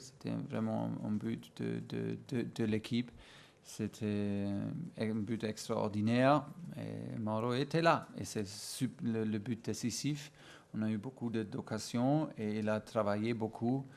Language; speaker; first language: French; non-native, fluent; German